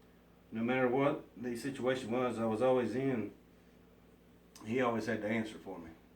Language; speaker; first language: English; native; English